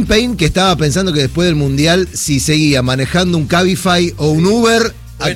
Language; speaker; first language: Spanish; native; Spanish